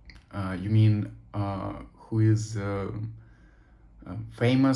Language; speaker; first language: English; non-native, learner; Russian